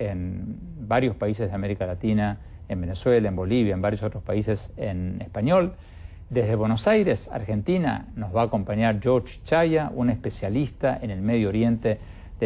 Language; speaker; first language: Spanish; native; Spanish